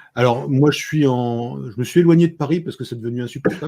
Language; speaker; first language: French; native; French